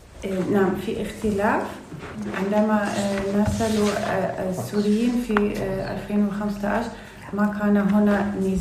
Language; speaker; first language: Arabic; non-native, learner; Russian